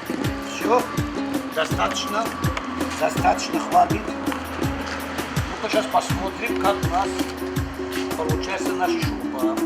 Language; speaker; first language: Russian; non-native, fluent; Tajik